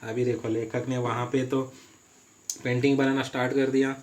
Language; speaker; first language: Hindi; non-native, local second language; Marathi